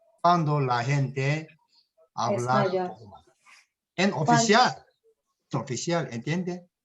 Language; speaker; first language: Spanish; non-native, learner; Korean